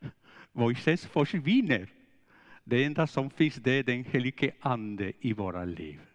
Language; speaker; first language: Swedish; non-native, fluent; Spanish